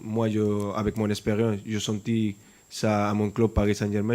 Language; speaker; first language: French; non-native, fluent; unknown